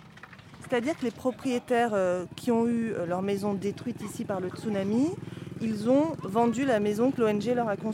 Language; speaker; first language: French; native; French